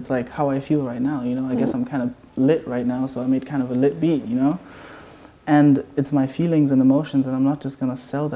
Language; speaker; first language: English; early bilingual, other home language; German